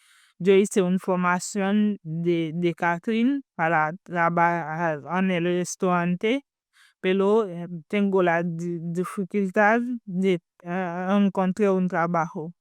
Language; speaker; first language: Spanish; non-native, learner; Haitian Creole